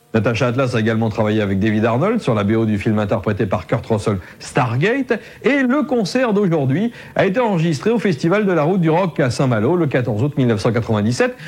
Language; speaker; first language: French; native; French